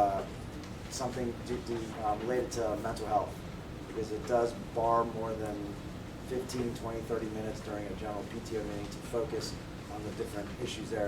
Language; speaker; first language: English; native; English